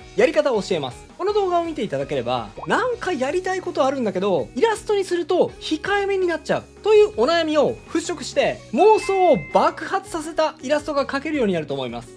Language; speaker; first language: Japanese; native; Japanese